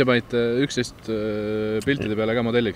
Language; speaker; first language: Estonian; native; Estonian